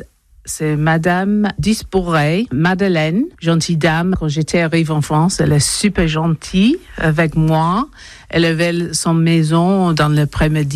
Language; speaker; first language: French; non-native, learner; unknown